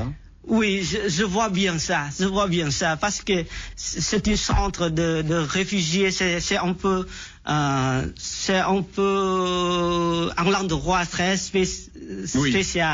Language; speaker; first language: French; non-native, fluent; Vietnamese